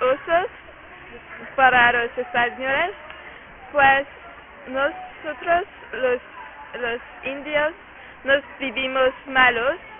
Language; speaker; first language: Spanish; non-native, learner; French